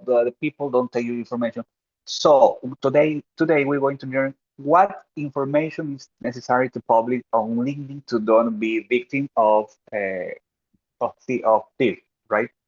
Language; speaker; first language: English; non-native, fluent; Spanish